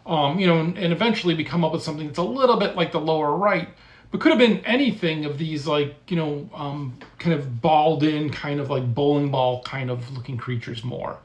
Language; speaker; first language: English; native; English